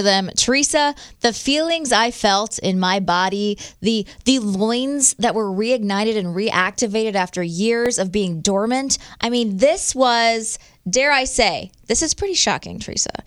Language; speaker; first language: English; native; English